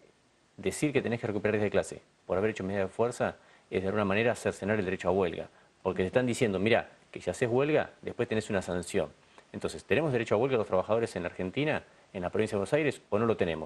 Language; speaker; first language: Spanish; native; Spanish